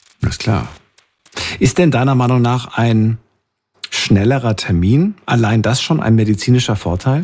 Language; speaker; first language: German; native; German